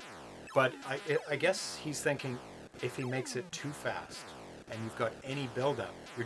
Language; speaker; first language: English; native; English